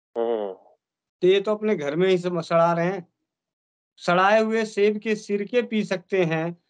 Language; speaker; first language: Hindi; native; Hindi